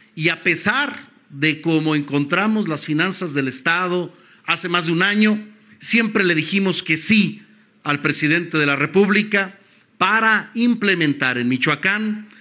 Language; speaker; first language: Spanish; native; Spanish